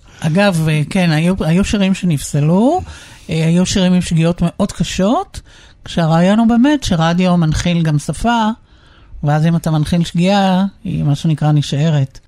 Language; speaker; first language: Hebrew; native; Hebrew